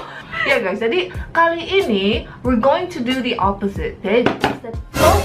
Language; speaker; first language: Indonesian; early bilingual, heritage; Korean